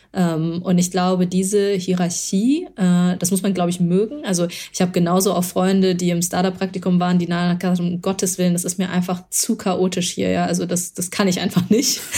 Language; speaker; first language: German; early bilingual, other home language; Chinese